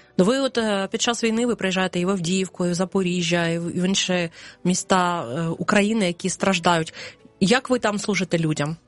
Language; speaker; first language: Ukrainian; native; Ukrainian